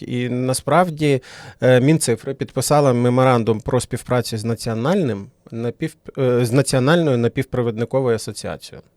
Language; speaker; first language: Ukrainian; native; Ukrainian